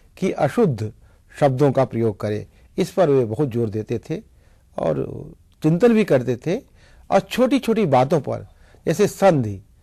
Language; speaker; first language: Hindi; native; Hindi